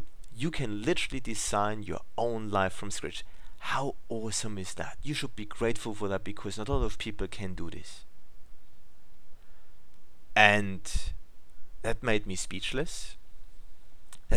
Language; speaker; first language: English; non-native, fluent; German